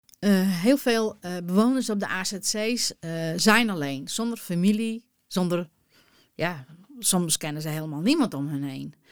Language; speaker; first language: Dutch; non-native, local second language; Western Frisian